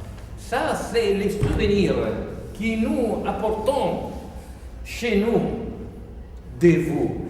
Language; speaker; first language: French; non-native, fluent; Italian